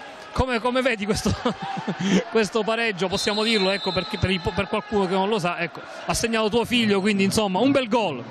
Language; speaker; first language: Italian; native; Italian